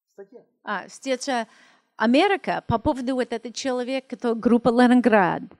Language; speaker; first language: Russian; non-native, learner; English